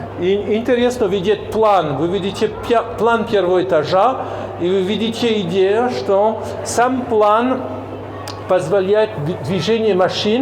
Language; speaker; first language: Russian; non-native, fluent; French